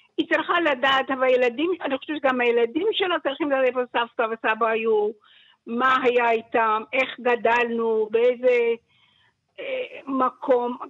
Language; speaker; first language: Hebrew; early bilingual, other home language; Persian